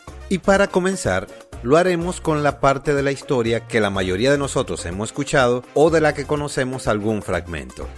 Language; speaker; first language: Spanish; native; Spanish